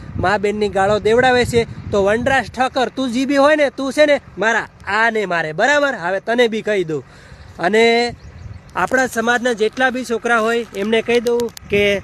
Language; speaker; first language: Gujarati; non-native, local second language; Bhili